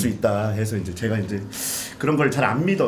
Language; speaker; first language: Korean; native; Korean